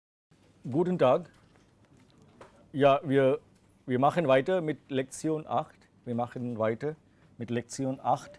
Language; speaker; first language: German; non-native, fluent; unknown